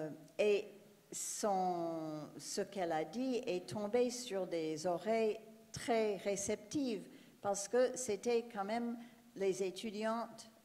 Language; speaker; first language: French; non-native, fluent; English